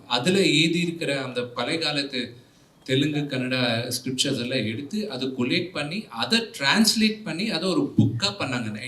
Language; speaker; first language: Tamil; non-native, local second language; Telugu